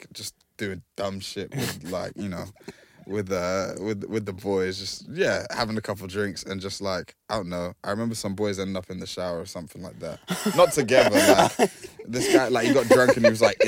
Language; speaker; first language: English; native; English